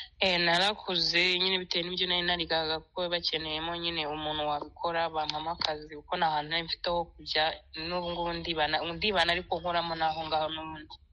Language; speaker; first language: Kinyarwanda; native; Kinyarwanda